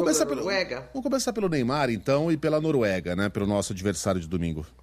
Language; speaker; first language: Portuguese; native; Portuguese